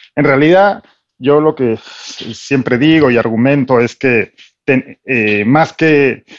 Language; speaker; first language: Spanish; native; Spanish